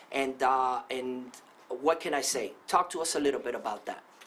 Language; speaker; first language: English; non-native, fluent; Spanish